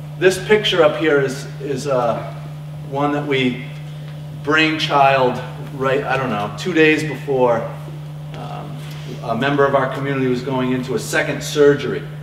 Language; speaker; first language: English; native; English